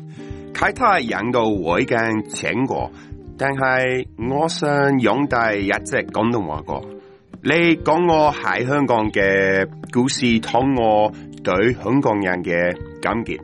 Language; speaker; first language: Cantonese; non-native, learner; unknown